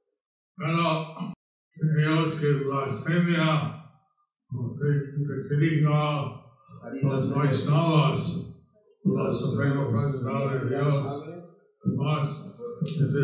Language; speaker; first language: Spanish; non-native, learner; English